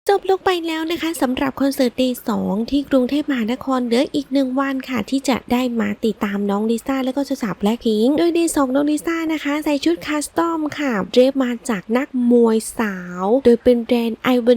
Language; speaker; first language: Thai; native; Thai